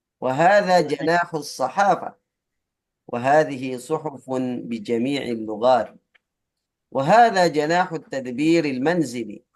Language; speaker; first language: Arabic; non-native, fluent; Indonesian